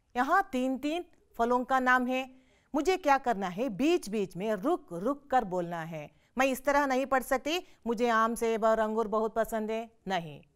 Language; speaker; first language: Hindi; non-native, local second language; Kannada